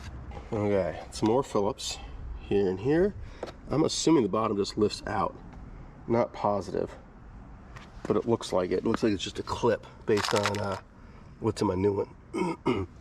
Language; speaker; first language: English; native; English